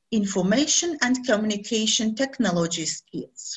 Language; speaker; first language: English; non-native, learner; Azerbaijani